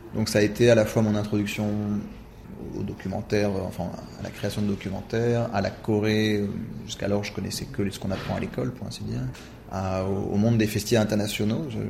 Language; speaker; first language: French; native; French